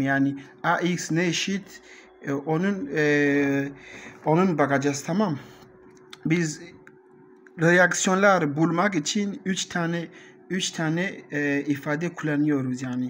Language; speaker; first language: Turkish; non-native, learner; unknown